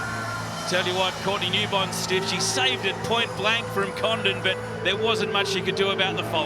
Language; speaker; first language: English; native; English